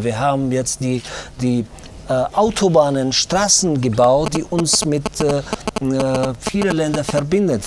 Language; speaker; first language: German; non-native, fluent; Tajik